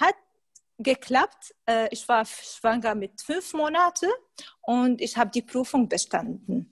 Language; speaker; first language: German; non-native, fluent; Arabic